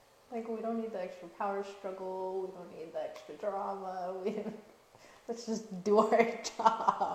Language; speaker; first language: English; early bilingual, other home language; Spanish